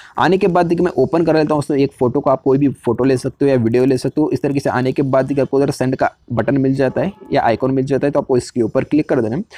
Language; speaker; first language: Hindi; native; Hindi